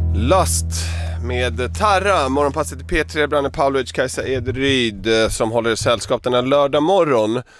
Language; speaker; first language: Swedish; early bilingual, other home language; Serbian